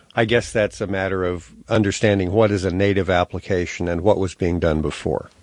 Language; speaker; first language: English; native; English